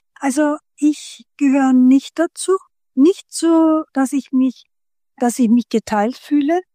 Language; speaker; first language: German; early bilingual, other home language; Turkish